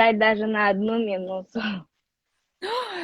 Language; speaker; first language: Russian; non-native, local second language; Yakut